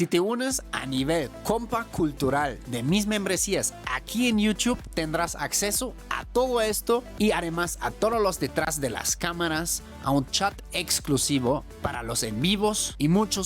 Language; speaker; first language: Spanish; native; Spanish